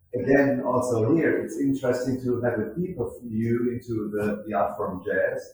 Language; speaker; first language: English; non-native, fluent; German